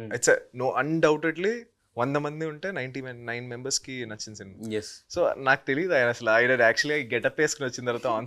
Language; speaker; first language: Telugu; native; Telugu